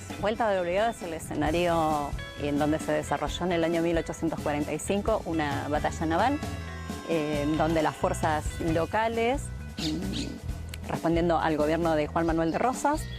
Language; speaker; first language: Spanish; native; Spanish